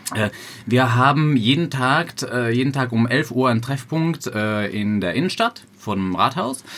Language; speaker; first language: German; non-native, fluent; Slovak